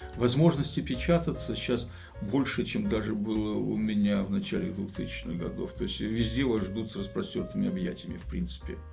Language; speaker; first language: Russian; native; Russian